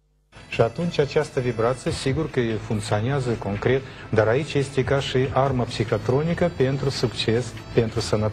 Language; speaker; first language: Romanian; non-native, learner; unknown